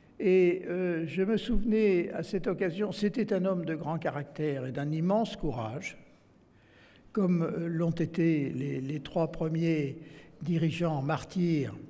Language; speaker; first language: French; native; French